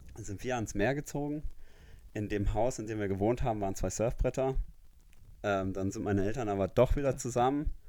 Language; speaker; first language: German; early bilingual, heritage; German